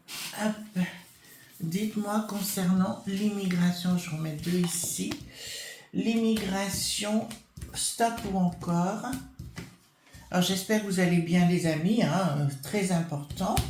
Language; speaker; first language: French; native; French